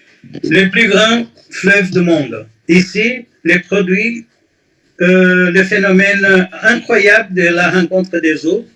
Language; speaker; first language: French; non-native, fluent; Portuguese